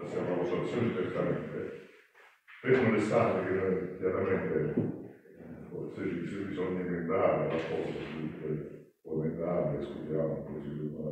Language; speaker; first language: Italian; native; Italian